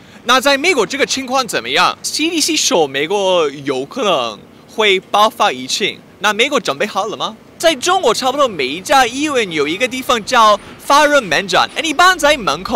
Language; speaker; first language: Chinese; non-native, fluent; English